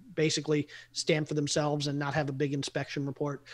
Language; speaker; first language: English; native; English